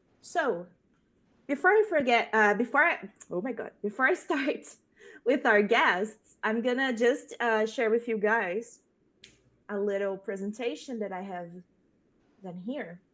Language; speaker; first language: English; non-native, fluent; Portuguese